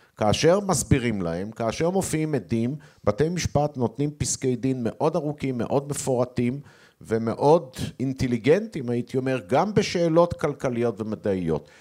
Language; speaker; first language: Hebrew; native; Hebrew